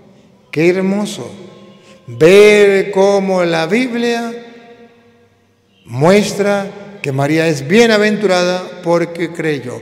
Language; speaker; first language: Spanish; native; Spanish